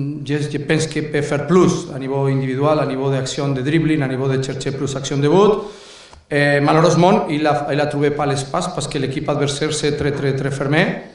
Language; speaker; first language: French; non-native, learner; Spanish